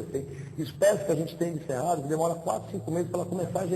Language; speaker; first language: Portuguese; native; Portuguese